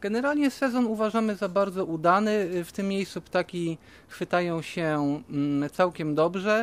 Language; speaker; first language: Polish; native; Polish